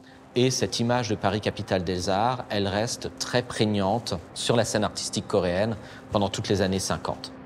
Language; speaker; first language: French; native; French